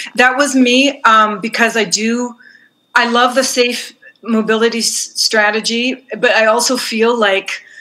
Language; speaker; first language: English; native; English